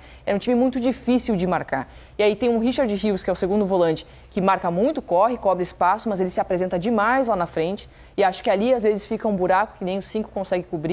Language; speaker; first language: Portuguese; native; Portuguese